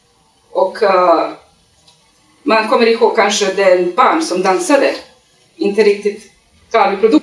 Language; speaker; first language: Swedish; non-native, learner; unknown